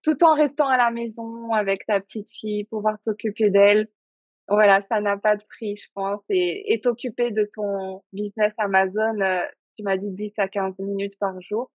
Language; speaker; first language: French; native; French